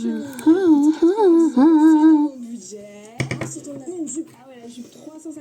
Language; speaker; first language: French; native; French